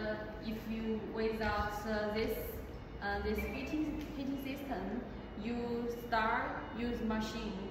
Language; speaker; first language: English; non-native, learner; Chinese